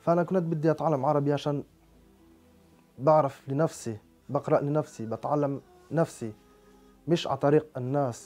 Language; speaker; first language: Arabic; non-native, fluent; French